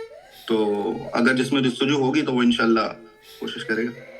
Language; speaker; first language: Urdu; native; Urdu